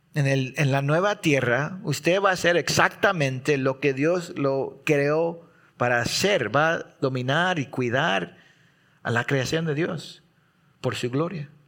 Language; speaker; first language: Spanish; early bilingual, heritage; Spanish